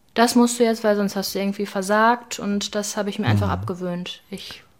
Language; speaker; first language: German; native; German